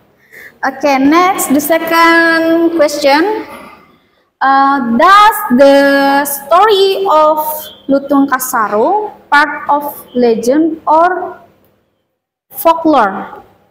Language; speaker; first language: English; non-native, learner; Indonesian